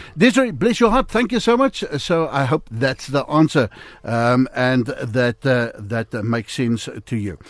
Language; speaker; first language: English; non-native, local second language; Afrikaans